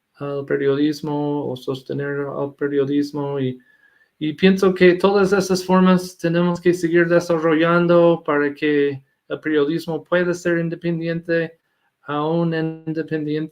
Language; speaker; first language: Spanish; non-native, fluent; English